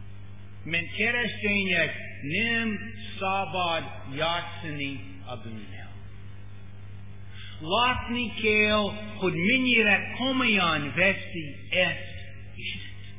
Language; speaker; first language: Hungarian; non-native, learner; English